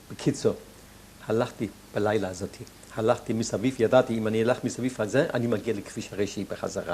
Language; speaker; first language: Hebrew; non-native, fluent; German